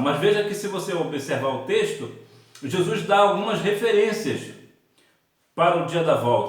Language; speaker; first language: Portuguese; native; Portuguese